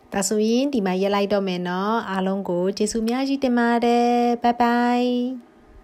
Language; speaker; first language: Burmese; native; Burmese